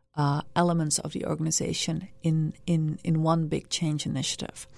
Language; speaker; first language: English; non-native, fluent; Dutch